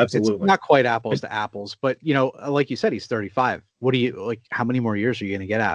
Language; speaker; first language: English; native; English